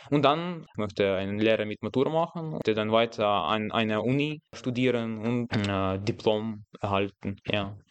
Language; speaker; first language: German; non-native, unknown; Russian